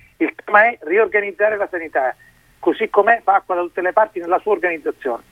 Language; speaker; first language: Italian; native; Italian